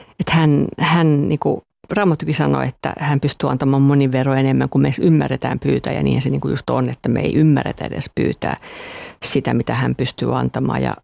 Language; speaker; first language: Finnish; non-native, local second language; Swedish